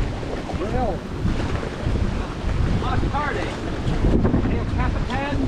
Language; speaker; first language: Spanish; non-native, learner; English